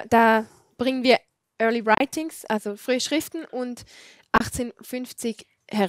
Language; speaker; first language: German; non-native, fluent; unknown